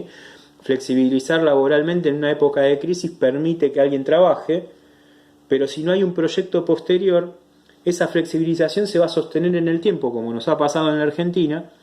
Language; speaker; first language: Spanish; native; Spanish